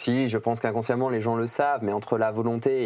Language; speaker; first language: French; native; French